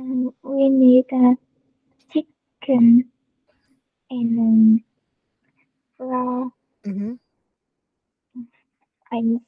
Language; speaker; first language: English; non-native, learner; Vietnamese